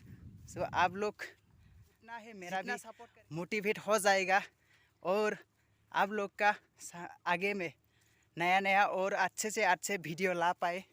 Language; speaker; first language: Hindi; non-native, local second language; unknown